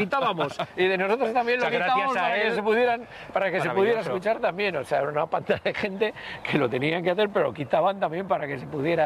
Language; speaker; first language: Spanish; native; Spanish